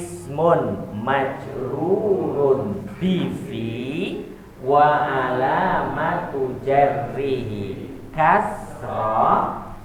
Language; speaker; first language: Arabic; non-native, fluent; Indonesian